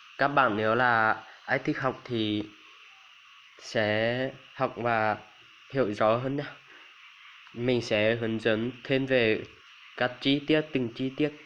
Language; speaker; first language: Vietnamese; non-native, local second language; Hmong